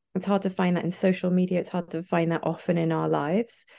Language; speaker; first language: English; native; English